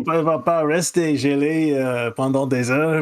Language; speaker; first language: French; non-native, fluent; English